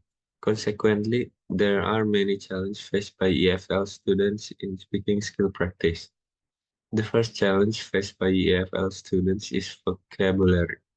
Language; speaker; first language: English; non-native, learner; Indonesian